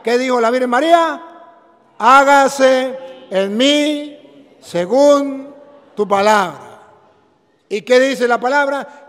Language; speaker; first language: Spanish; native; Spanish